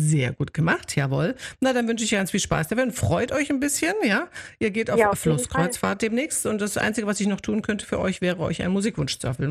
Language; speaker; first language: German; native; German